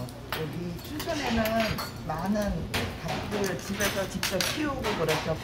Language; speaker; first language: Korean; native; Korean